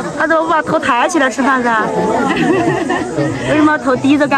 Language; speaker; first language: Chinese; native; Chinese